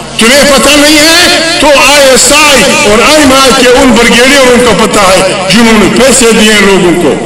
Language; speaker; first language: Urdu; non-native, local second language; Pashto